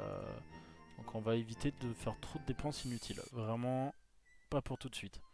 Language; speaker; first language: French; native; French